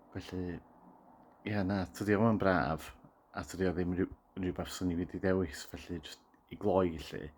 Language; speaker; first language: Welsh; native; Welsh